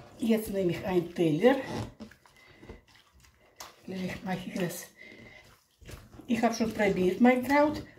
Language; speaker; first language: German; non-native, local second language; Russian